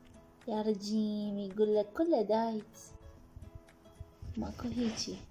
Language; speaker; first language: Arabic; native; Arabic